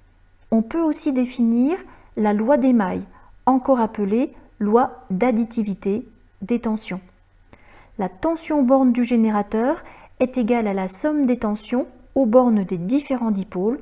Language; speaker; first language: French; native; French